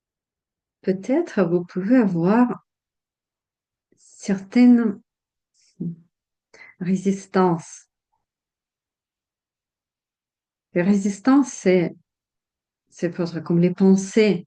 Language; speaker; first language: French; non-native, fluent; Russian